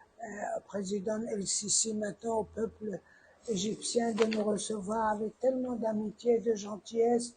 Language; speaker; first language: French; non-native, fluent; Persian